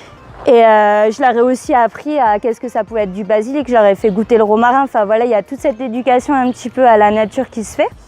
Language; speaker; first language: French; native; French